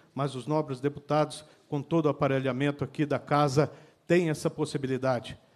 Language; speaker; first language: Portuguese; native; Portuguese